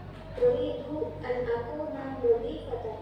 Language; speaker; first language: Arabic; non-native, learner; Indonesian